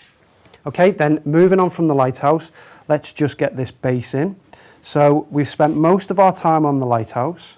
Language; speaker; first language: English; native; English